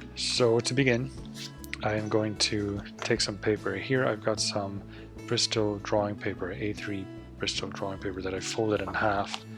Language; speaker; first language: English; native; English